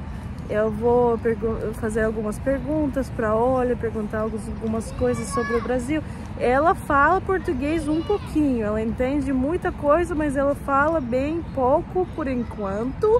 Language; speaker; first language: Portuguese; non-native, fluent; Russian